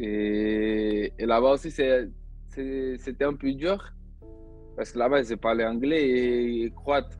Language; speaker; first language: French; non-native, learner; Portuguese